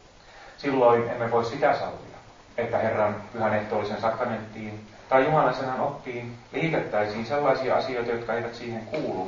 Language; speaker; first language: Finnish; native; Finnish